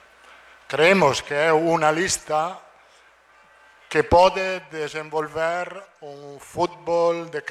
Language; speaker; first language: Portuguese; non-native, learner; Italian